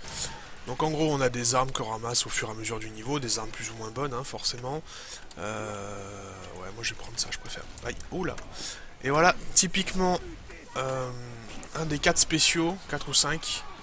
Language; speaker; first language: French; native; French